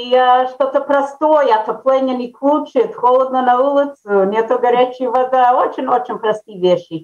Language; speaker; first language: Russian; early bilingual, heritage; Russian